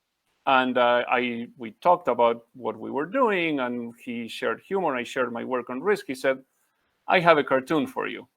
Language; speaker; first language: English; non-native, fluent; Spanish